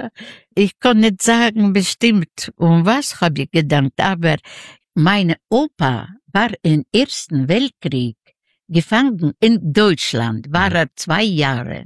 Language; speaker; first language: German; non-native, learner; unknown